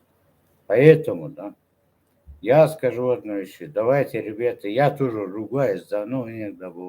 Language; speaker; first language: Russian; non-native, local second language; Turkmen